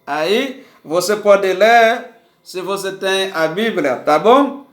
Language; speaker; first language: Portuguese; non-native, learner; Haitian Creole